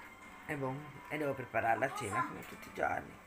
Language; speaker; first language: Italian; native; Italian